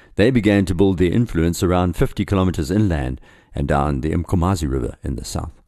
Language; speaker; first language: English; native; English